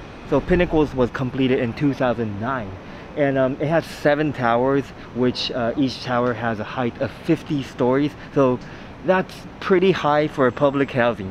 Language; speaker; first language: English; non-native, fluent; Japanese